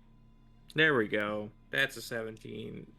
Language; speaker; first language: English; native; English